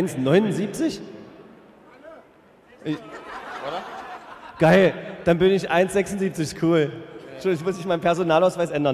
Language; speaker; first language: German; native; German